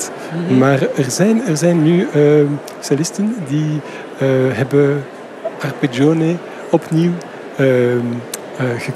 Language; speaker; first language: Dutch; non-native, fluent; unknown